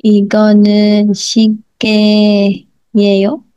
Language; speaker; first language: Korean; non-native, learner; Filipino